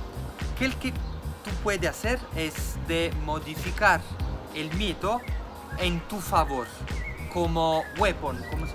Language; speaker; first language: Spanish; non-native, fluent; Italian